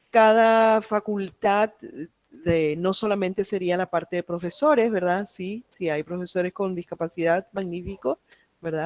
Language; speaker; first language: Spanish; native; Spanish